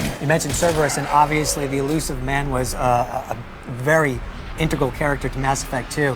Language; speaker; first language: English; native; English